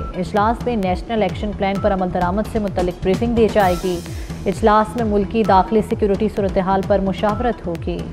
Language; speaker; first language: Urdu; native; Urdu